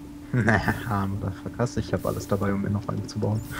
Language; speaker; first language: German; native; German